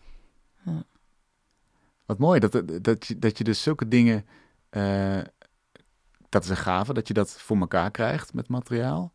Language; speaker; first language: Dutch; native; Dutch